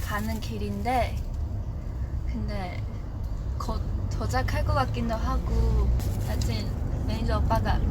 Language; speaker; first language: Korean; non-native, fluent; Japanese